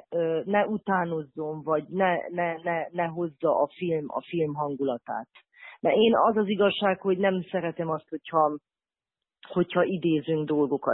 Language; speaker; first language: Hungarian; native; Hungarian